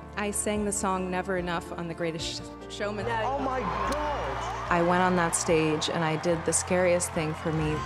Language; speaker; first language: English; native; English